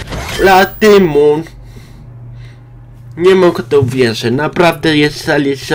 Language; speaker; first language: Polish; non-native, learner; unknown